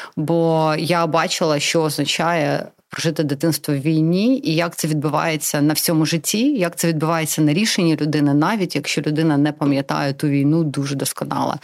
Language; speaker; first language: Ukrainian; non-native, local second language; Russian